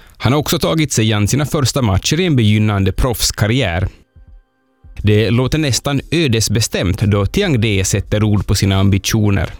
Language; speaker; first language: Swedish; native; Swedish